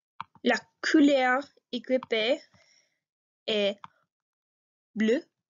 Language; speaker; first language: French; non-native, learner; English